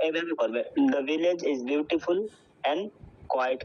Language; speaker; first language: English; non-native, fluent; Bangla